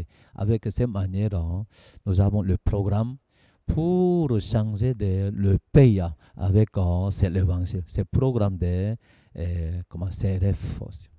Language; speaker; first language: French; non-native, learner; Korean